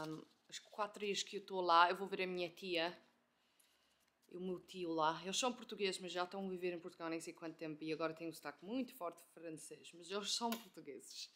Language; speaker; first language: Portuguese; early bilingual, heritage; Portuguese